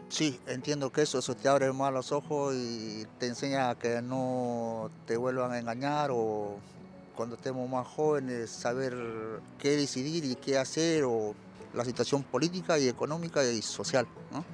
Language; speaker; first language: Spanish; native; Spanish